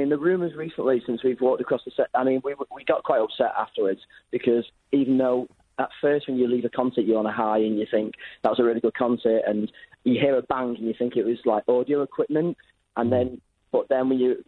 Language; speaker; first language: English; native; English